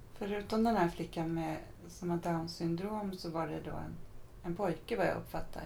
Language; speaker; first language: Swedish; native; Swedish